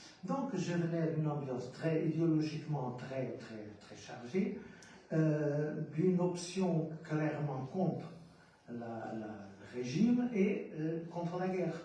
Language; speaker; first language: French; non-native, fluent; Portuguese